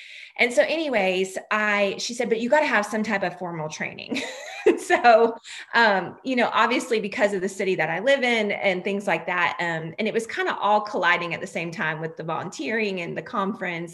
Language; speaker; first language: English; native; English